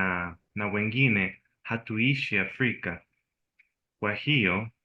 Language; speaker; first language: Swahili; non-native, learner; Spanish